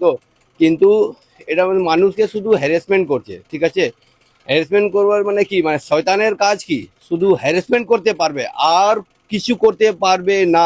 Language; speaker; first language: Bangla; non-native, local second language; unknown